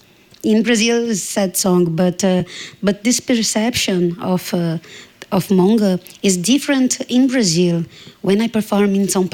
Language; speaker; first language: English; non-native, learner; Portuguese